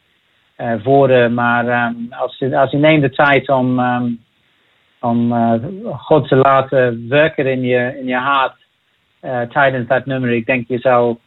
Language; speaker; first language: Dutch; non-native, fluent; English